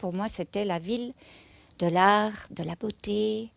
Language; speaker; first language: French; non-native, fluent; German